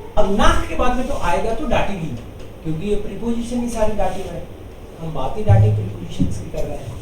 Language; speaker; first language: Hindi; native; Hindi